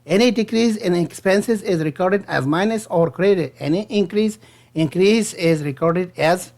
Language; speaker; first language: English; non-native, local second language; Urdu